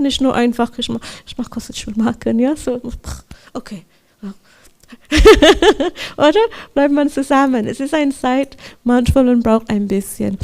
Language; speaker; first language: German; non-native, learner; English